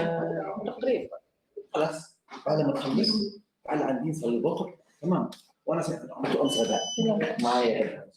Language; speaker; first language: Arabic; native; Arabic